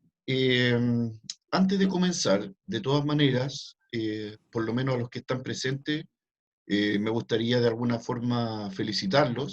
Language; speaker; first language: Spanish; native; Spanish